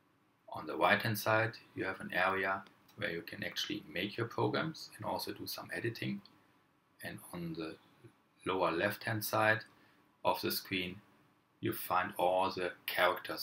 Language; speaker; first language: English; non-native, fluent; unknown